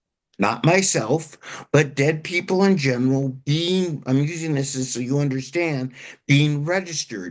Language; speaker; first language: English; native; English